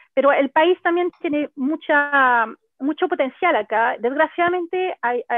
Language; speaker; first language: Spanish; non-native, fluent; French